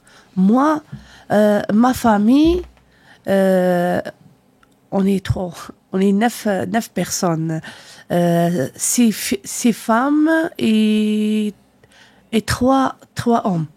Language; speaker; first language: French; non-native, learner; Arabic